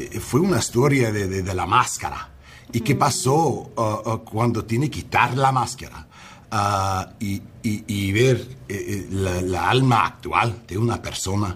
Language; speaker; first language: Spanish; early bilingual, heritage; English